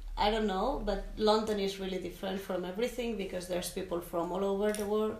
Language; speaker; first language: English; non-native, fluent; Spanish